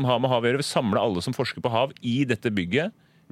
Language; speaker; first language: Norwegian; native; Norwegian